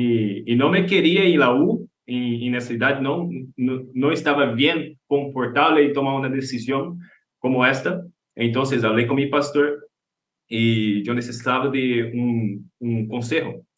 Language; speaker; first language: Spanish; non-native, learner; Portuguese